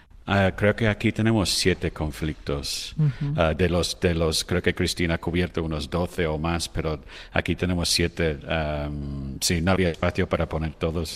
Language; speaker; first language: Spanish; non-native, fluent; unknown